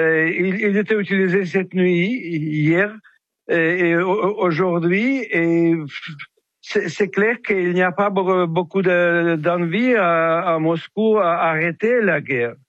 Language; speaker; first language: French; non-native, fluent; Ukrainian